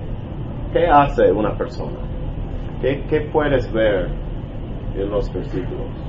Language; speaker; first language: Spanish; non-native, learner; English